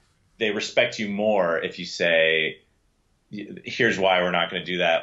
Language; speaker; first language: English; native; English